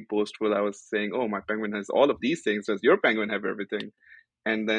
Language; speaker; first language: English; non-native, local second language; Urdu